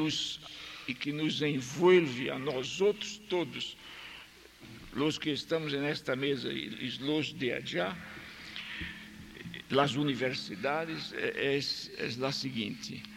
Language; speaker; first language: Spanish; non-native, fluent; Portuguese